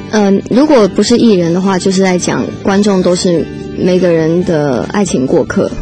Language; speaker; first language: Chinese; native; Chinese